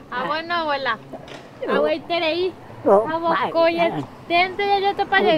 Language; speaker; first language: Spanish; native; Spanish